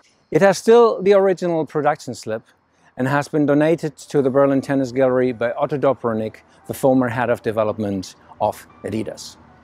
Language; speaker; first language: English; non-native, fluent; German